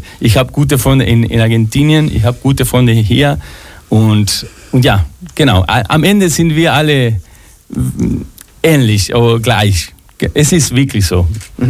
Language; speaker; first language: German; non-native, fluent; Spanish